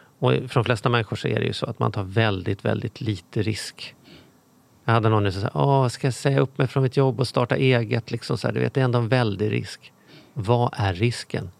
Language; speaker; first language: Swedish; native; Swedish